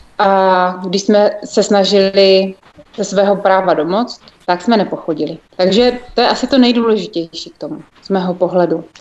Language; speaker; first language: Czech; native; Czech